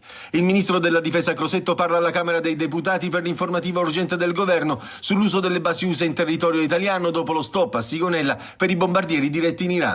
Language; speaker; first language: Italian; native; Italian